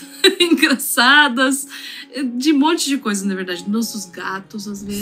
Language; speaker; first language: Portuguese; non-native, fluent; Russian